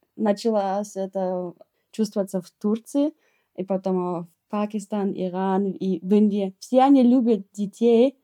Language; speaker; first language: Russian; early bilingual, heritage; Russian